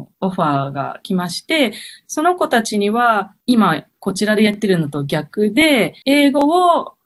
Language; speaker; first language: Japanese; native; Japanese